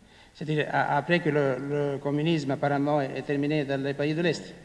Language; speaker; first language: French; non-native, fluent; Italian